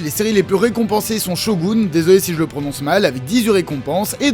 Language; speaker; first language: French; native; French